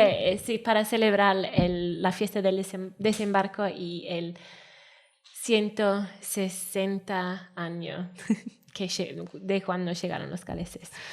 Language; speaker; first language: Spanish; non-native, learner; Welsh